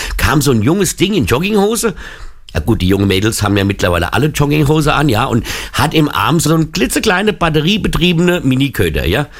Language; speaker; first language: German; native; German